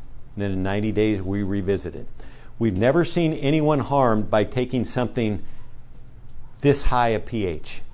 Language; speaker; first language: English; native; English